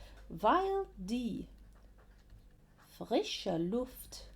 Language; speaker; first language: German; non-native, fluent; English